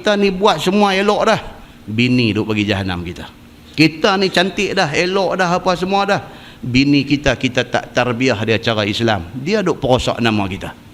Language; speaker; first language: Malay; native; Malay